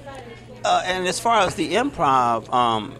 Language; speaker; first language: English; native; English